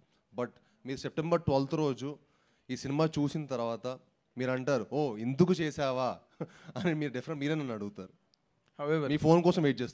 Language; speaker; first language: Telugu; native; Telugu